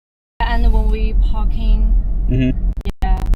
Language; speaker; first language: English; non-native, learner; Chinese